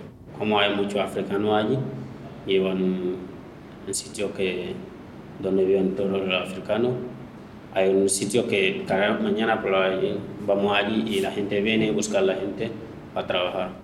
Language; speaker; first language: Spanish; non-native, learner; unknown